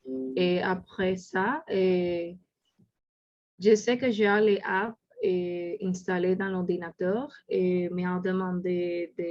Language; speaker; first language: French; non-native, learner; Spanish